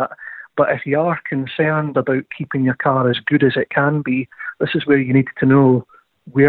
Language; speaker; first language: English; native; English